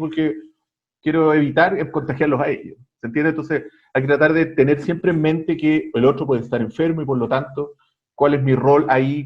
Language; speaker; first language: Spanish; native; Spanish